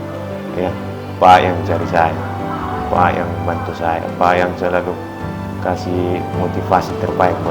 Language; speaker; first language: Indonesian; non-native, local second language; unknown